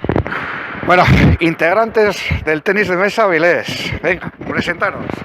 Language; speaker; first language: Spanish; native; Spanish